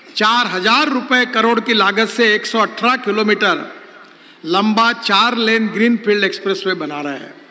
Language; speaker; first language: Hindi; non-native, local second language; Marathi